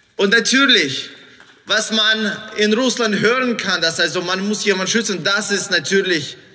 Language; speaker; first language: German; non-native, fluent; Ukrainian